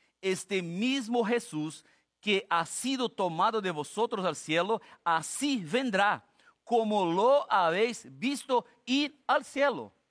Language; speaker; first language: Spanish; non-native, fluent; Portuguese